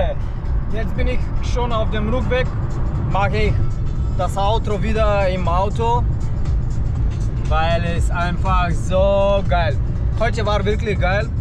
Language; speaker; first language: German; non-native, fluent; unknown